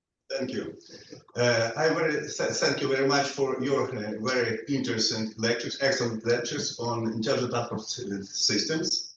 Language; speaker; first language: English; non-native, learner; Ukrainian